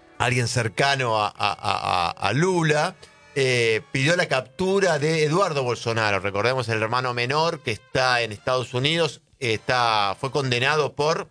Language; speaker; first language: Spanish; native; Spanish